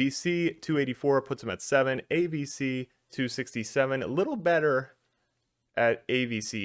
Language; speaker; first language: English; native; English